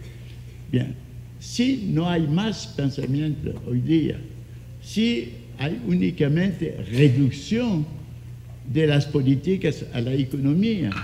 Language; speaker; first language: Spanish; non-native, fluent; French